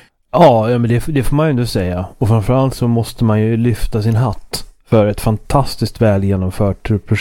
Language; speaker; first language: Swedish; native; Swedish